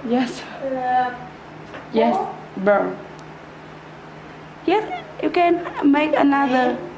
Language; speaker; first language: English; non-native, learner; Vietnamese